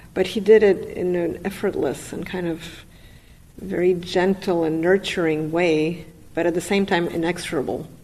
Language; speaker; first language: English; non-native, fluent; Russian